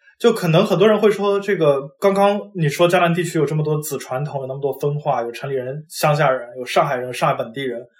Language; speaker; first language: Chinese; non-native, local second language; Wu Chinese